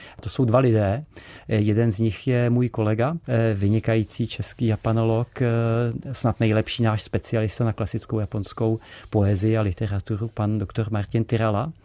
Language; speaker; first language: Czech; native; Czech